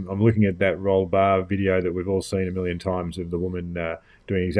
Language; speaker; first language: English; native; English